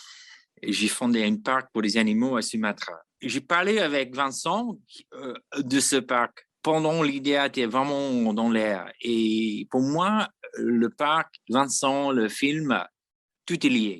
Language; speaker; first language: French; non-native, fluent; English